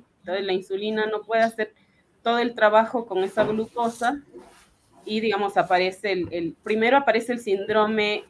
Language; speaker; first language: Spanish; native; Spanish